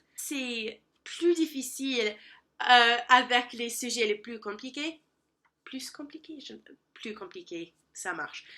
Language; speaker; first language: French; non-native, learner; English